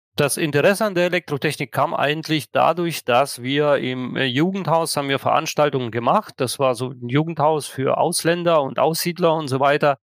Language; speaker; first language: German; non-native, fluent; Russian